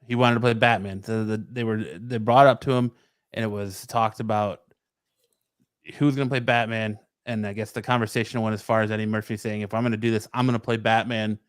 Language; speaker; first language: English; native; English